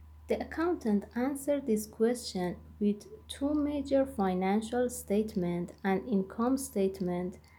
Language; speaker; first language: English; non-native, fluent; Persian